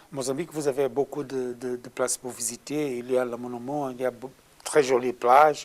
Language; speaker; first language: French; non-native, learner; Portuguese